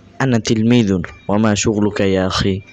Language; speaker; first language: Arabic; non-native, learner; Bangla